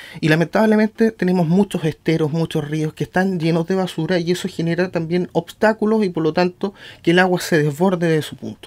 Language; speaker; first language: Spanish; native; Spanish